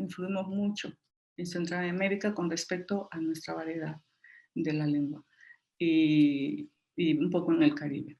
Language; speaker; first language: Spanish; native; Spanish